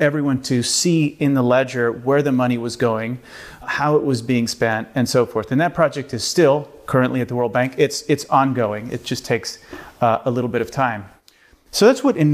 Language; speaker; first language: English; early bilingual, other home language; Spanish